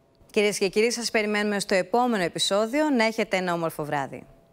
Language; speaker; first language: Greek; native; Greek